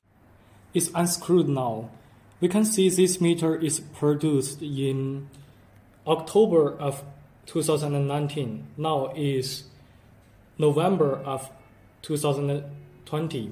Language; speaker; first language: English; non-native, learner; Chinese